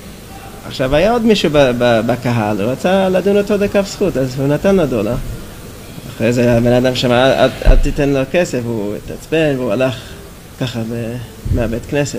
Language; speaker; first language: Hebrew; non-native, fluent; English